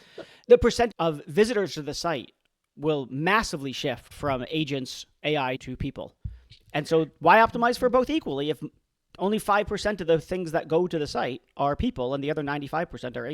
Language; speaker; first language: English; native; English